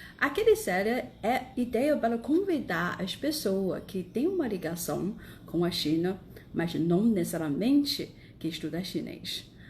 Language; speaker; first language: Portuguese; non-native, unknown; Chinese